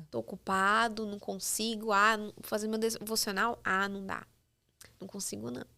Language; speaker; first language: Portuguese; native; Portuguese